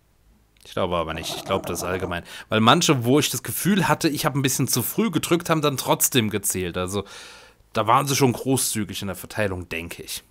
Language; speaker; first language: German; native; German